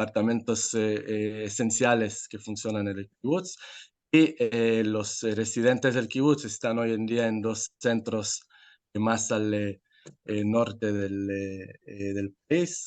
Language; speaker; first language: Spanish; non-native, fluent; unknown